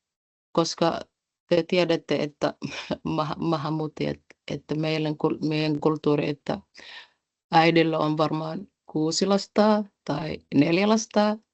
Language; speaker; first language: Finnish; non-native, fluent; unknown